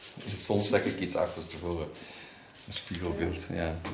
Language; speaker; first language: Dutch; native; Dutch